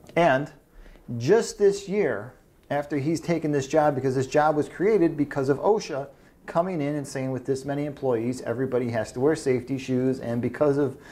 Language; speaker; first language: English; native; English